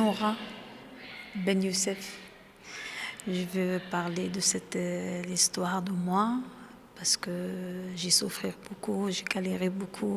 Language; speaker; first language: French; non-native, learner; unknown